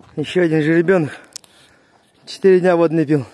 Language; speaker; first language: Russian; non-native, local second language; Kazakh